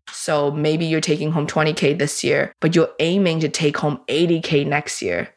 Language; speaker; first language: English; early bilingual, other home language; Chinese